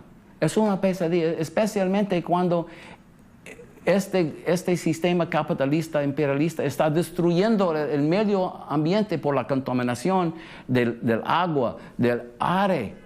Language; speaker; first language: Spanish; early bilingual, heritage; English